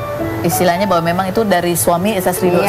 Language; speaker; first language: Indonesian; native; Indonesian